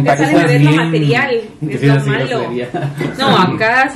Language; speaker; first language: Spanish; native; Spanish